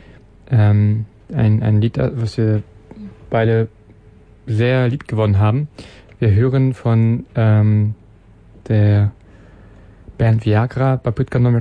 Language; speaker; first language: German; native; German